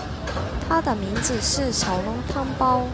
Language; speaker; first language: Chinese; non-native, learner; Japanese